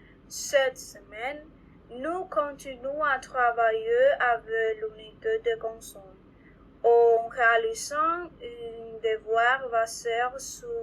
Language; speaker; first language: French; non-native, learner; Spanish